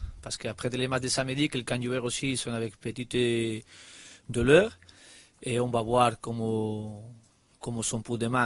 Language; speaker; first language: French; non-native, learner; Spanish